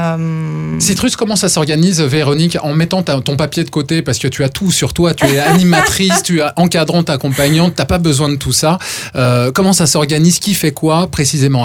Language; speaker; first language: French; native; French